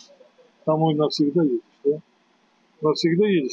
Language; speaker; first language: Russian; non-native, learner; Azerbaijani